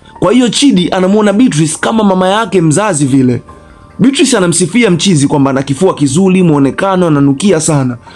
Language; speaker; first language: Swahili; native; Swahili